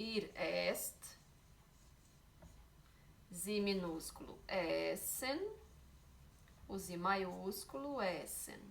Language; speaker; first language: German; non-native, learner; Portuguese